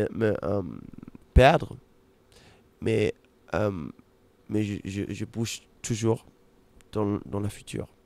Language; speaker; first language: French; non-native, fluent; German